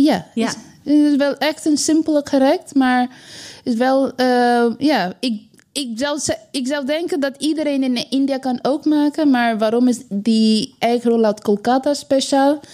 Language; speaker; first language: Dutch; non-native, learner; Bangla